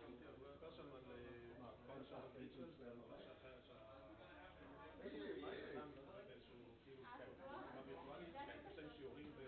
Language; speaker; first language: Hebrew; native; Hebrew